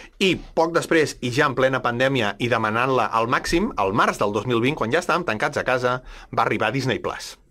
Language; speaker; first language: Catalan; native; Catalan